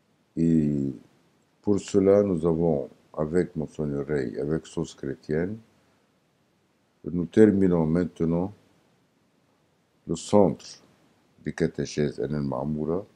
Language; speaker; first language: French; non-native, learner; Arabic